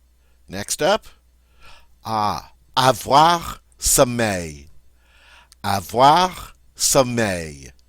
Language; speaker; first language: French; non-native, fluent; English